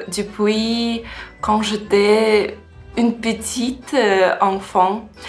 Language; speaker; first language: French; non-native, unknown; Russian